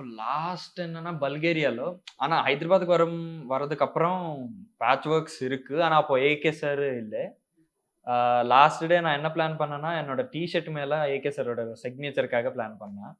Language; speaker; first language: Tamil; non-native, learner; Telugu